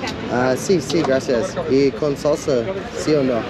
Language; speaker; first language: Spanish; non-native, learner; English